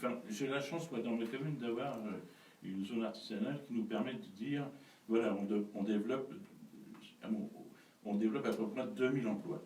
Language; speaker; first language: French; native; French